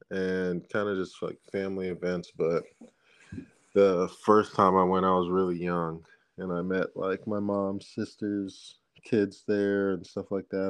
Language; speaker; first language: English; native; English